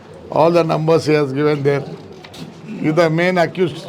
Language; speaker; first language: English; non-native, local second language; Telugu